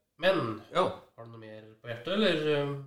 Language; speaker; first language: Norwegian; native; Norwegian